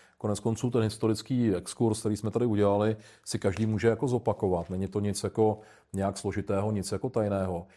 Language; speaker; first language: Czech; native; Czech